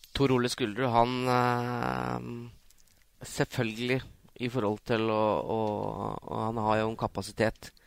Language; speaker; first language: Norwegian; native; Norwegian